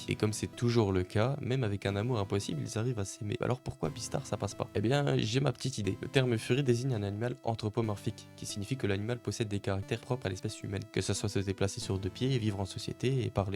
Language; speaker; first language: French; native; French